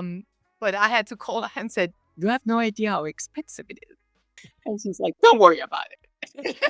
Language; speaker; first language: English; non-native, fluent; Danish